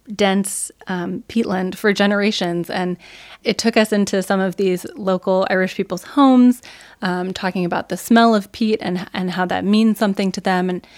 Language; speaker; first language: English; native; English